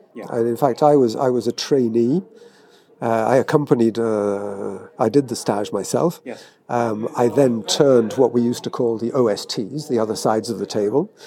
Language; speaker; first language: English; native; English